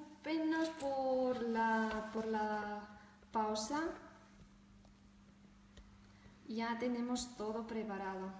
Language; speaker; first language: Spanish; non-native, fluent; Russian